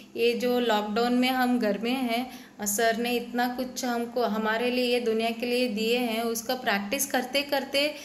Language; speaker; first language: Hindi; non-native, local second language; Tamil